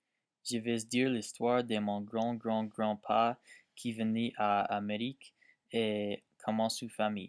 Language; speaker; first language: French; non-native, learner; English